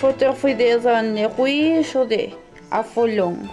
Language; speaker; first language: French; non-native, learner; Spanish